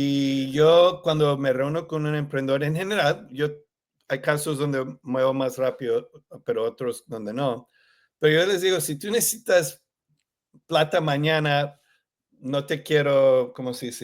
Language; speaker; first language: Spanish; early bilingual, heritage; Spanish